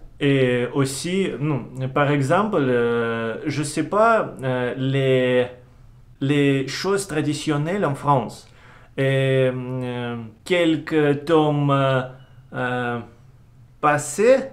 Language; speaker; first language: French; non-native, learner; Russian